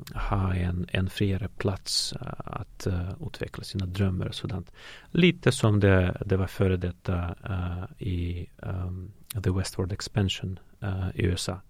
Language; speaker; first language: Swedish; non-native, fluent; Russian